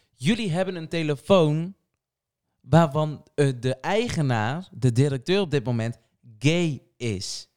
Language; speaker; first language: Dutch; early bilingual, other home language; Portuguese